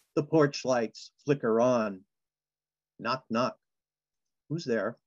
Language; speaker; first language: English; native; English